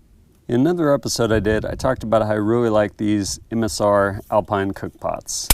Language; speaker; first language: English; native; English